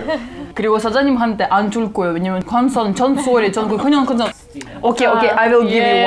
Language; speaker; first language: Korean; non-native, learner; Russian